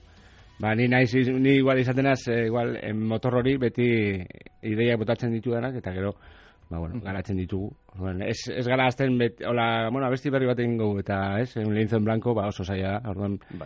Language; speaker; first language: Basque; native; Basque